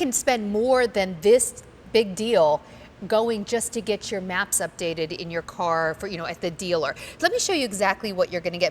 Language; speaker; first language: English; native; English